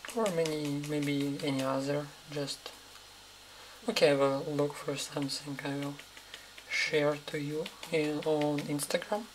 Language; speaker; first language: English; non-native, fluent; Russian